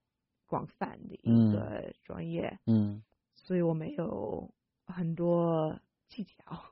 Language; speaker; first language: Chinese; non-native, fluent; English